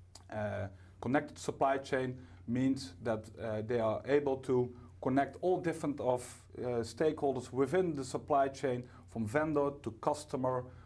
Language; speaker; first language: English; non-native, fluent; Dutch